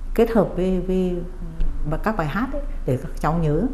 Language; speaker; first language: Vietnamese; native; Vietnamese